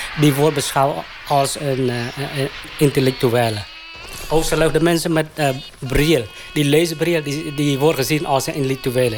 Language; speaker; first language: Dutch; non-native, fluent; Khmer